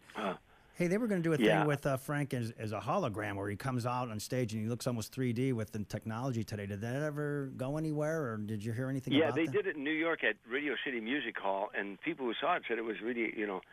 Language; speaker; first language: English; native; English